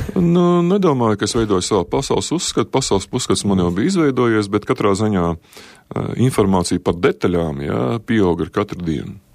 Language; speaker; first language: Latvian; native; Latvian